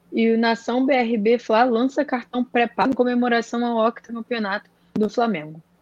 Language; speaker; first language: Portuguese; native; Portuguese